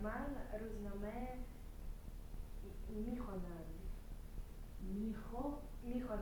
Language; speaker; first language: Persian; non-native, learner; Russian